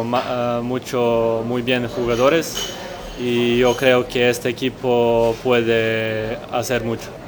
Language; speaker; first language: Spanish; non-native, learner; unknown